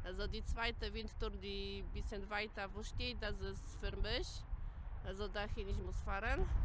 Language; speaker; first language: German; non-native, learner; Polish